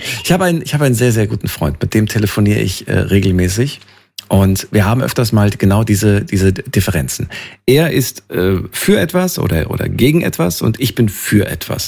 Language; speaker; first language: German; native; German